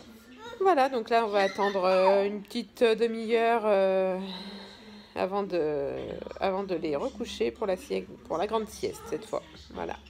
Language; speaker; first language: French; native; French